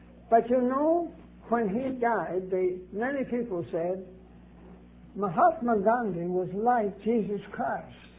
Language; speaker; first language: English; native; English